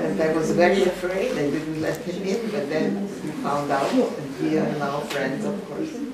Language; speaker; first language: English; non-native, fluent; Lithuanian